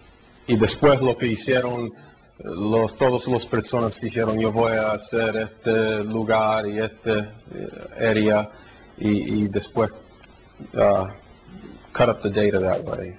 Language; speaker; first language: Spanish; early bilingual, heritage; Spanish